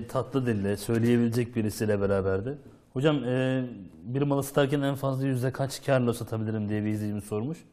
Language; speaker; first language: Turkish; native; Turkish